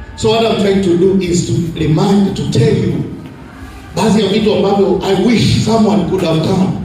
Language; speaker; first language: English; non-native, local second language; Swahili